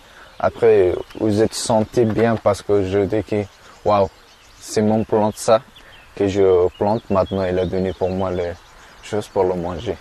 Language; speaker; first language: French; non-native, learner; Persian